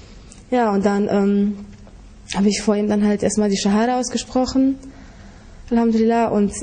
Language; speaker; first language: German; early bilingual, other home language; Polish